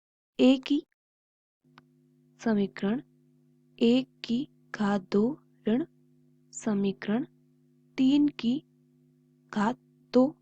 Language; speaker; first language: Hindi; native; Hindi